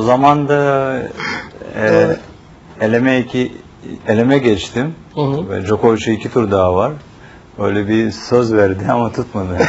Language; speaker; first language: Turkish; non-native, fluent; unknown